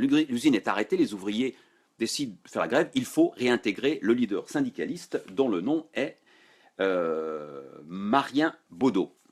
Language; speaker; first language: French; native; French